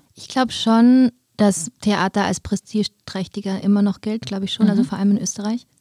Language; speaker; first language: German; native; German